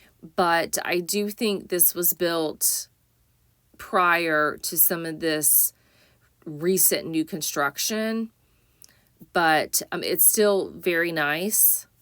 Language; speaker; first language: English; native; English